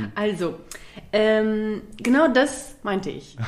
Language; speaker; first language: German; early bilingual, other home language; Russian